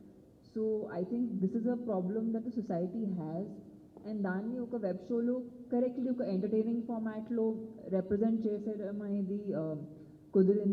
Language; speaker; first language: Telugu; non-native, fluent; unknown